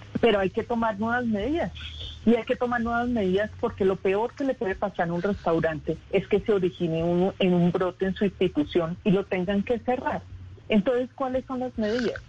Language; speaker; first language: Spanish; native; Spanish